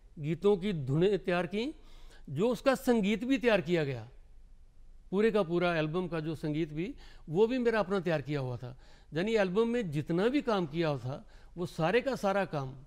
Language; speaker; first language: Hindi; non-native, local second language; Punjabi